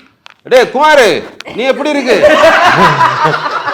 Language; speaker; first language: Tamil; non-native, learner; Malayalam